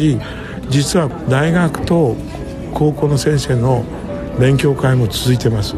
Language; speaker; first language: Japanese; native; Japanese